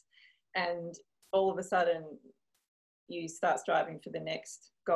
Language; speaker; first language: English; native; English